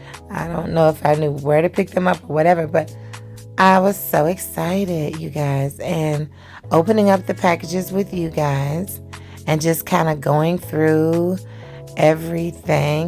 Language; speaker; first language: English; native; English